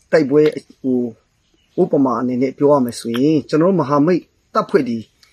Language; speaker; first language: Burmese; non-native, local second language; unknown